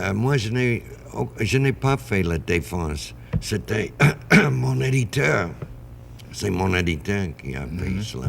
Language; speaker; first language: French; non-native, fluent; English